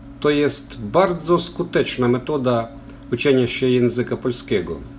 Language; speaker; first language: Polish; non-native, learner; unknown